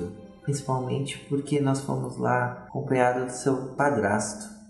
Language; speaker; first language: Portuguese; native; Portuguese